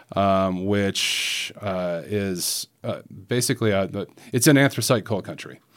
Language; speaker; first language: English; native; English